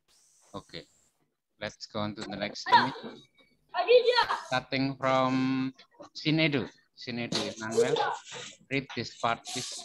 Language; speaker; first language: English; non-native, fluent; Indonesian